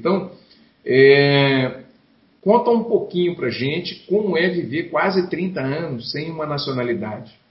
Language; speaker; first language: Portuguese; native; Portuguese